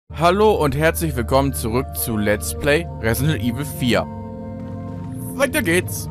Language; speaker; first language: German; native; German